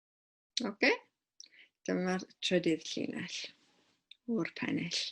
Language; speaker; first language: Welsh; non-native, local second language; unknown